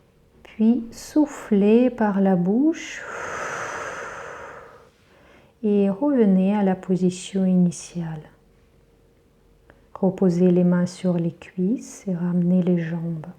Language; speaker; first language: French; native; French